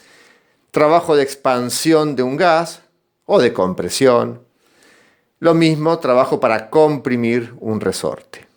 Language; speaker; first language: Spanish; native; Spanish